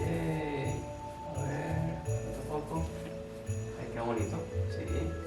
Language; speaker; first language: Spanish; native; Spanish